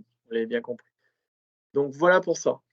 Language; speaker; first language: French; native; French